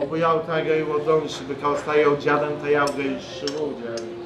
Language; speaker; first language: Chinese; non-native, learner; Polish